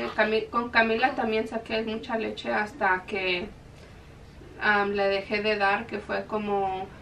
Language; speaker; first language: Spanish; early bilingual, heritage; Spanish